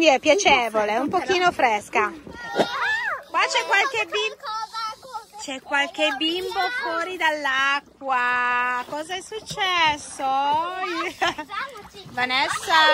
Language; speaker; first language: Italian; native; Italian